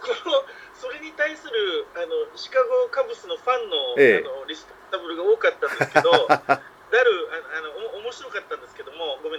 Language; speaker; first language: Japanese; native; Japanese